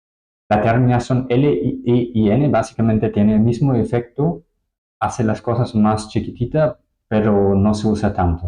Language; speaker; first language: Spanish; non-native, fluent; German